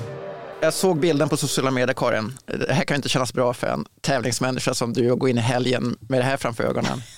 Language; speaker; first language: Swedish; native; Swedish